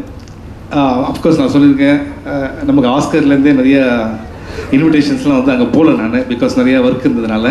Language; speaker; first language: Tamil; native; Tamil